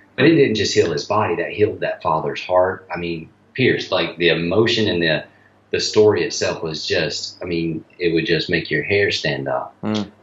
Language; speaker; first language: English; native; English